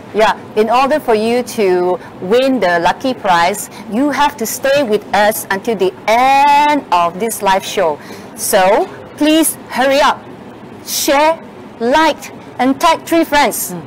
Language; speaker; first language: English; non-native, local second language; Chinese